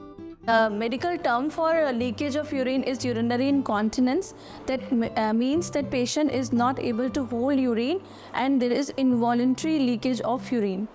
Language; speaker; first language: English; non-native, local second language; Hindi